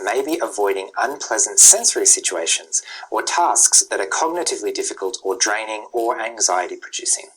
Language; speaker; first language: English; native; English